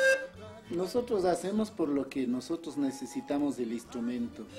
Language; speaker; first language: Spanish; non-native, local second language; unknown